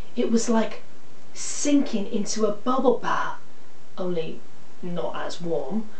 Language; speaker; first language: English; native; English